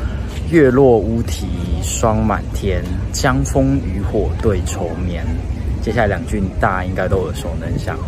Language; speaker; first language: Chinese; native; Chinese